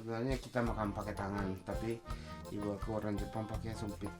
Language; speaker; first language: Indonesian; non-native, fluent; Japanese